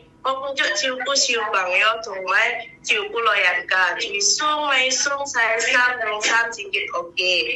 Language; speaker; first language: Cantonese; non-native, learner; Indonesian